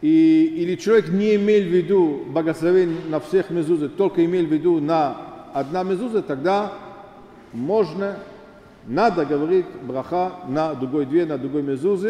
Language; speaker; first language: Russian; non-native, fluent; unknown